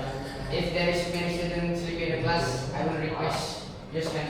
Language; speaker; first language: English; non-native, learner; Indonesian